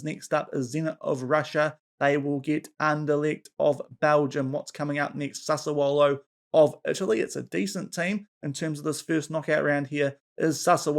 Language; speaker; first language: English; native; English